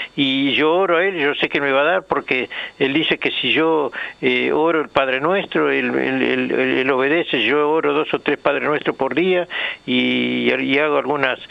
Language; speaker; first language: Spanish; native; Spanish